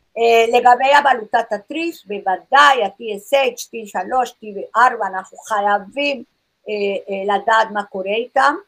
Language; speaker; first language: Hebrew; non-native, fluent; English